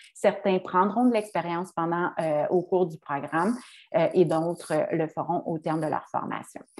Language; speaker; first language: French; native; French